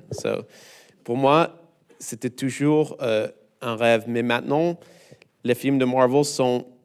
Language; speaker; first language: French; non-native, learner; English